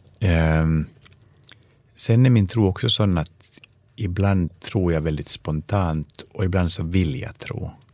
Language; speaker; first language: Swedish; native; Swedish